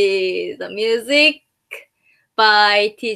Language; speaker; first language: English; non-native, learner; Japanese